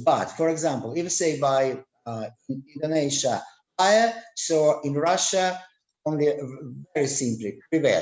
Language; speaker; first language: English; non-native, learner; Russian